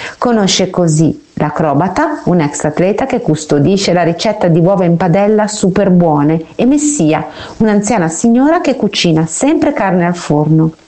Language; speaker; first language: Italian; native; Italian